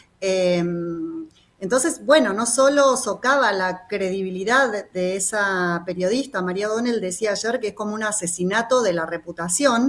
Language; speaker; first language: Spanish; native; Spanish